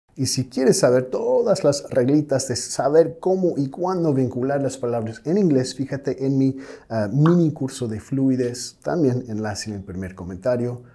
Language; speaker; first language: Spanish; non-native, fluent; English